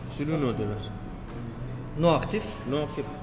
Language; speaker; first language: Turkish; non-native, learner; Central Kurdish